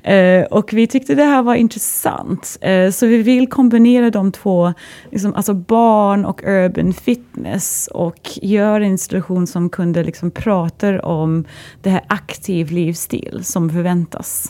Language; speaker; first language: Swedish; non-native, fluent; English